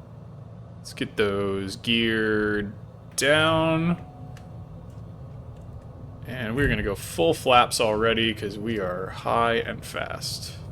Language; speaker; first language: English; native; English